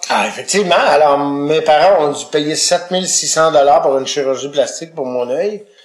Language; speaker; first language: French; native; French